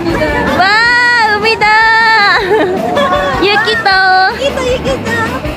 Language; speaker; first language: Japanese; native; Japanese